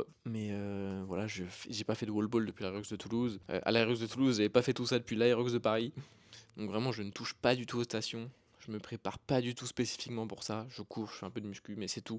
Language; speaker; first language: French; native; French